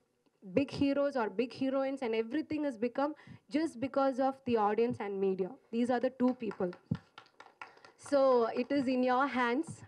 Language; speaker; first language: Telugu; non-native, learner; Malayalam